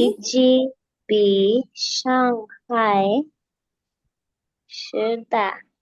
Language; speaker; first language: Chinese; non-native, learner; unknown